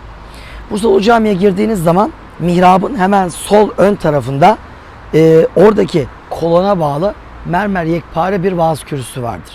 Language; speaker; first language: Turkish; native; Turkish